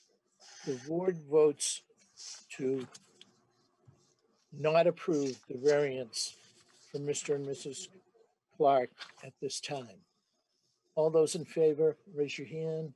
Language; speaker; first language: English; native; English